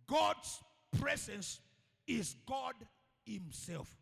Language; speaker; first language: English; non-native, local second language; Swahili